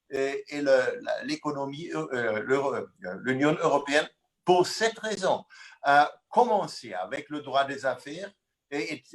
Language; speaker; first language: French; non-native, fluent; German